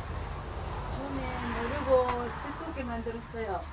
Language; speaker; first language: Korean; non-native, fluent; Japanese